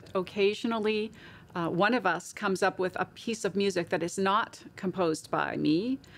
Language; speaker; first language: English; native; English